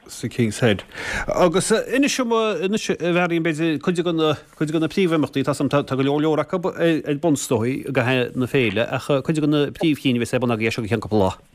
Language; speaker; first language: Irish; native; Irish